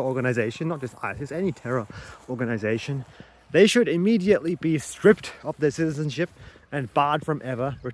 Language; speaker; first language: English; native; English